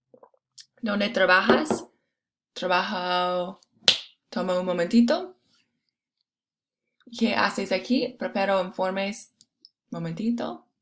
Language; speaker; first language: Spanish; non-native, fluent; English